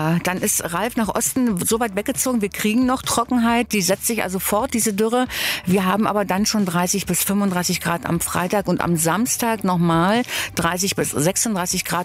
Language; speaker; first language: German; native; German